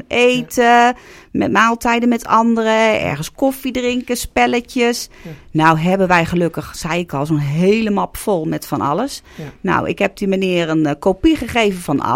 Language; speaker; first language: Dutch; native; Dutch